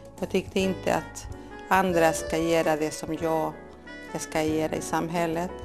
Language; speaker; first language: Swedish; non-native, fluent; Spanish